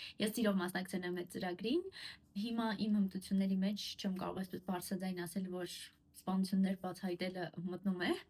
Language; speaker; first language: Armenian; early bilingual, heritage; Armenian